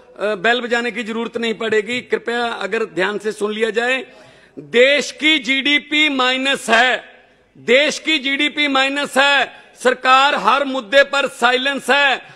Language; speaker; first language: Hindi; non-native, local second language; Punjabi